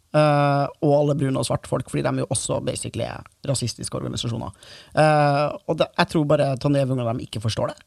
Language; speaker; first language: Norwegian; native; Norwegian